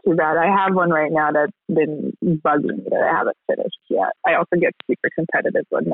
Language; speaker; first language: English; non-native, local second language; Filipino